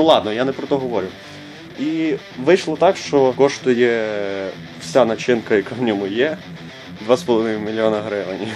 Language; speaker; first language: Ukrainian; non-native, local second language; Russian